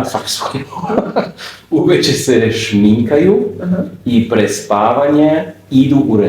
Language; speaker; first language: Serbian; non-native, learner; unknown